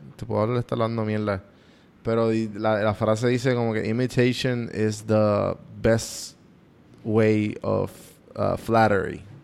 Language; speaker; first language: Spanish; native; Spanish